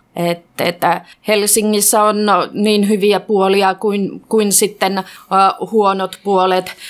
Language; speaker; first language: Finnish; native; Finnish